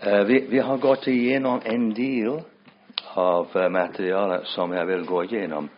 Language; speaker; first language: Swedish; non-native, fluent; English